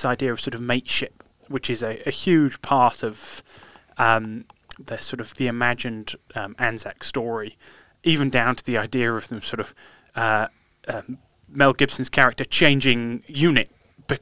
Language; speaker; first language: English; native; English